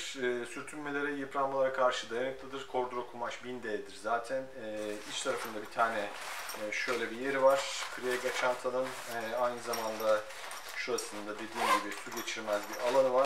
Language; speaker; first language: Turkish; native; Turkish